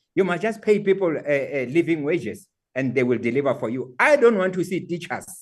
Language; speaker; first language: English; non-native, local second language; Southern Sotho